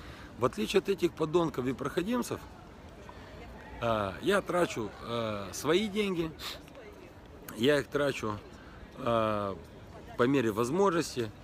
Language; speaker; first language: Russian; native; Russian